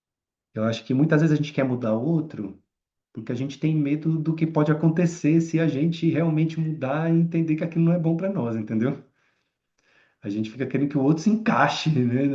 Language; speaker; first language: Portuguese; native; Portuguese